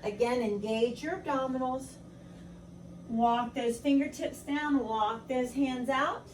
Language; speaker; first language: English; native; English